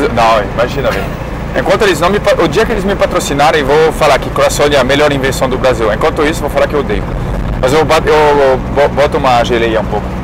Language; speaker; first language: Portuguese; non-native, fluent; French